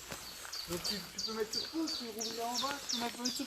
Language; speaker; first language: French; native; French